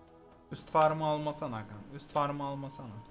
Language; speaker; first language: Turkish; native; Turkish